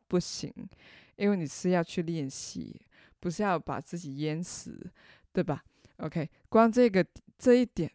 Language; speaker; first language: Chinese; non-native, local second language; Cantonese